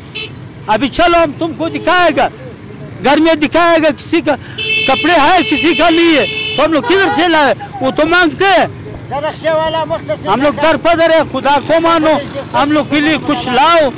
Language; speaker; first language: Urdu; non-native, local second language; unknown